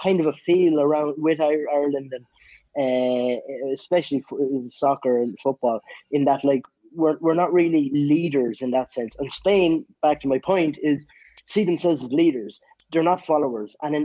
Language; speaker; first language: English; native; English